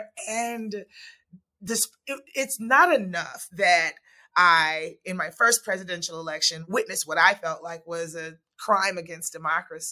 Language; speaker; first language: English; native; English